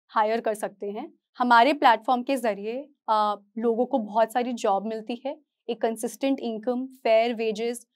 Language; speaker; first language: Hindi; native; Hindi